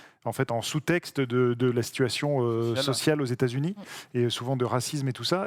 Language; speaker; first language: French; native; French